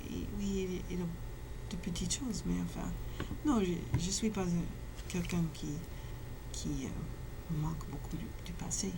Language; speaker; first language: French; non-native, fluent; English